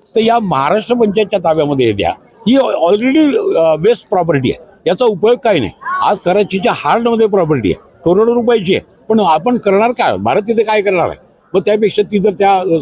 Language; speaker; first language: Marathi; native; Marathi